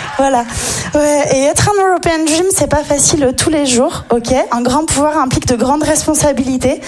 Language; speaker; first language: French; native; French